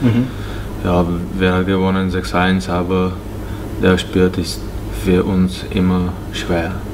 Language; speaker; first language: German; non-native, learner; Czech